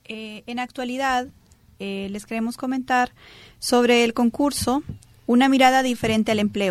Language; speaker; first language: Spanish; native; Spanish